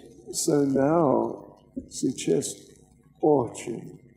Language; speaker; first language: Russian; non-native, learner; English